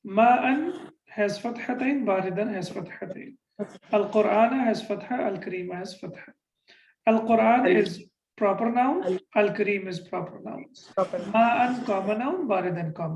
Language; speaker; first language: Arabic; non-native, fluent; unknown